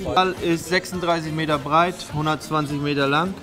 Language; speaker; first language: German; native; German